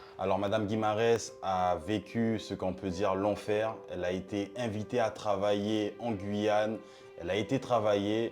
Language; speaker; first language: French; native; French